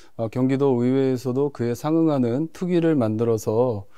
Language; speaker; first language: Korean; native; Korean